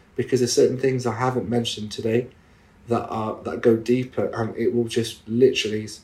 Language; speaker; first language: English; native; English